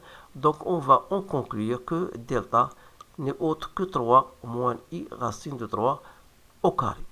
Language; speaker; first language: French; non-native, local second language; Arabic